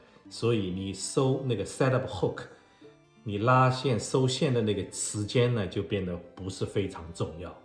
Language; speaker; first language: Chinese; native; Chinese